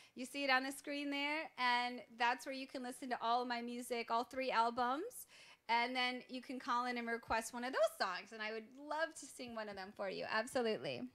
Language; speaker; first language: English; native; English